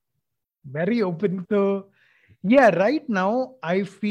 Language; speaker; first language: English; non-native, local second language; Malayalam